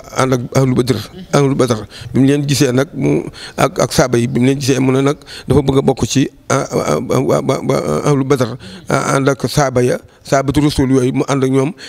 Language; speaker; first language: Wolof; native; Wolof